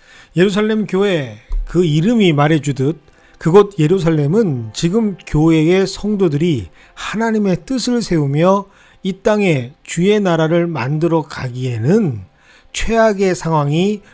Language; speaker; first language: Korean; native; Korean